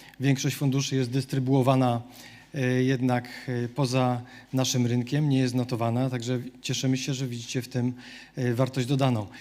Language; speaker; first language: Polish; native; Polish